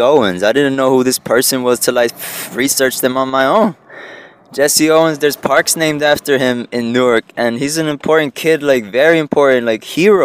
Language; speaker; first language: English; early bilingual, other home language; Spanish